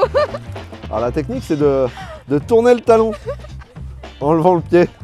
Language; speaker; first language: French; native; French